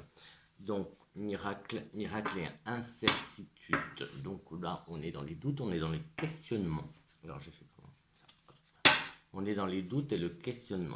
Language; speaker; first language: French; native; French